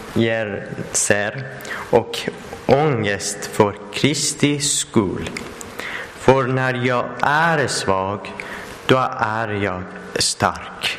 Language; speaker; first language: Swedish; non-native, learner; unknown